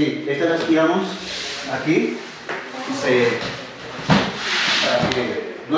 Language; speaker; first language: Spanish; native; Spanish